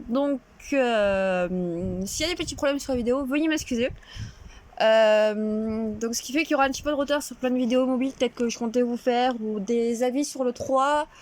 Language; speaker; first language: French; native; French